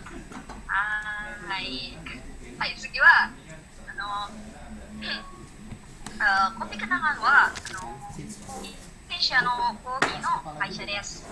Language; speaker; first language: Japanese; non-native, learner; Indonesian